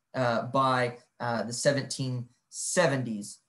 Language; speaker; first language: English; native; English